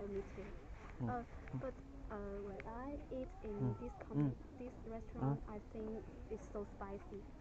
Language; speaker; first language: English; non-native, learner; Chinese